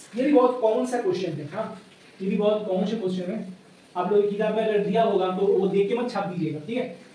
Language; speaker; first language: Hindi; non-native, local second language; Bangla